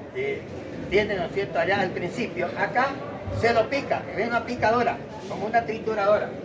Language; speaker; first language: Spanish; native; Spanish